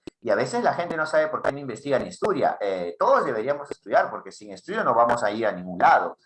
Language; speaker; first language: Spanish; native; Spanish